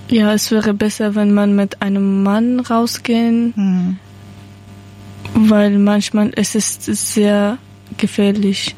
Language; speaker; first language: German; non-native, learner; Persian